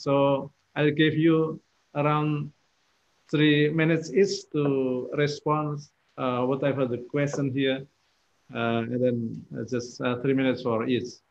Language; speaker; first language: English; non-native, fluent; Indonesian